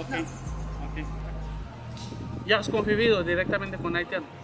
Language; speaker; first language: Spanish; non-native, learner; Haitian Creole